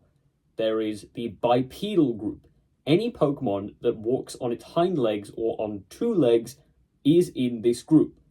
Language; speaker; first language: English; native; English